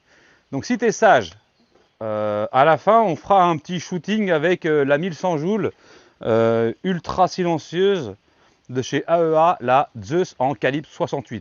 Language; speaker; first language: French; native; French